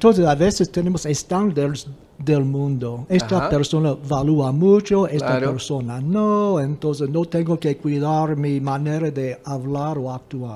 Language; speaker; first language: Spanish; non-native, fluent; English